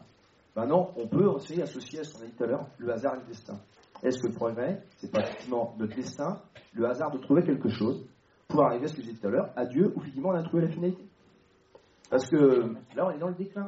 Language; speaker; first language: French; native; French